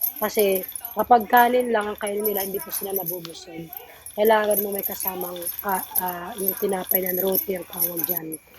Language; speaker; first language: Filipino; non-native, local second language; Waray